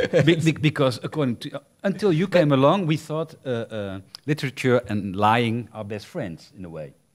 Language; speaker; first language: English; non-native, fluent; Dutch